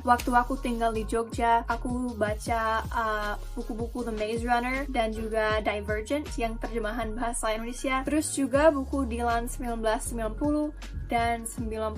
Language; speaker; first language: Indonesian; non-native, fluent; English